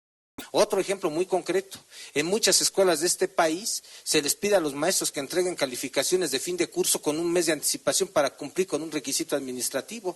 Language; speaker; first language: Spanish; native; Spanish